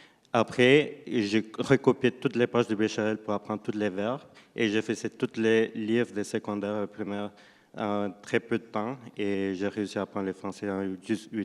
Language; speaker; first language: French; non-native, fluent; Spanish